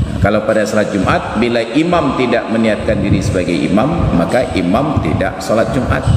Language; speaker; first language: Malay; non-native, local second language; Achinese